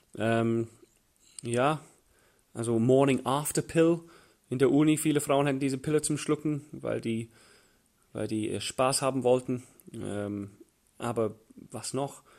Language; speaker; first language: German; non-native, fluent; English